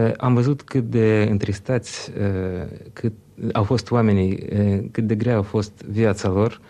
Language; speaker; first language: Romanian; early bilingual, other home language; Russian